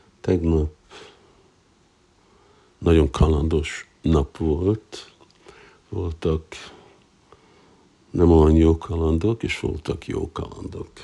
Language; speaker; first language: Hungarian; non-native, fluent; English